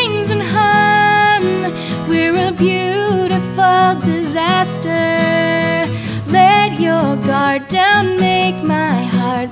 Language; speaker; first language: English; native; English